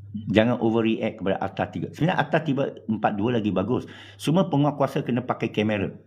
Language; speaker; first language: Malay; non-native, local second language; English